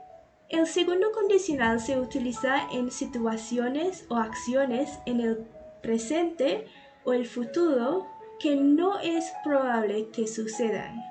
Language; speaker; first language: Spanish; non-native, fluent; English